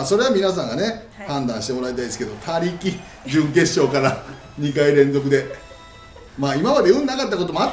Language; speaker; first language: Japanese; native; Japanese